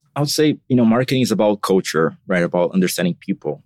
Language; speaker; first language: English; non-native, fluent; Portuguese